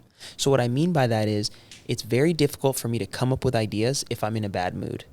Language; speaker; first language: English; native; English